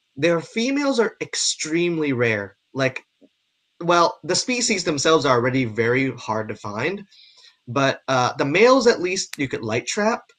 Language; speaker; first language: English; non-native, local second language; Cantonese